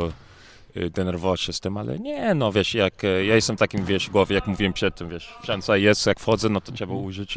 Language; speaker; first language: Polish; early bilingual, heritage; English